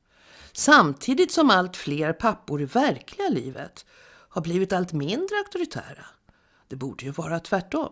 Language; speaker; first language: Swedish; native; Swedish